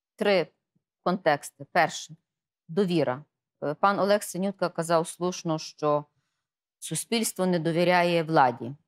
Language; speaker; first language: Ukrainian; native; Ukrainian